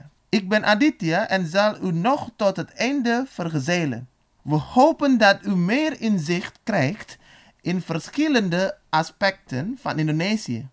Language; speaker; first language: Dutch; non-native, learner; Indonesian